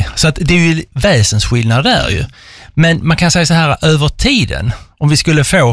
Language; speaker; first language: Swedish; native; Swedish